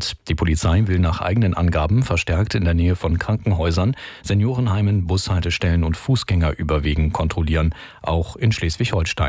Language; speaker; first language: German; native; German